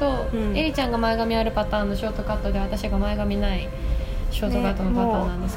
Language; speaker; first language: Japanese; native; Japanese